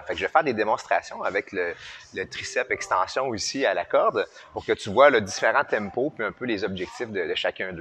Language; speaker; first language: French; native; French